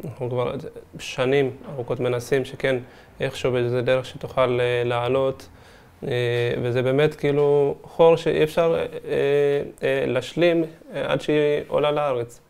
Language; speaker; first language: Hebrew; early bilingual, other home language; Amharic